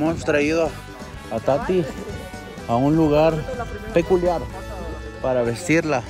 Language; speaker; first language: Spanish; native; Spanish